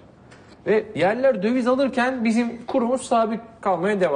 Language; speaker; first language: Turkish; native; Turkish